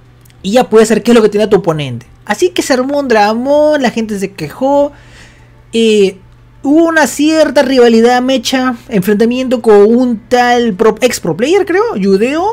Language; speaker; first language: Spanish; native; Spanish